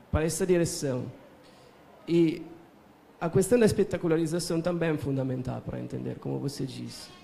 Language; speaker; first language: Portuguese; non-native, fluent; Italian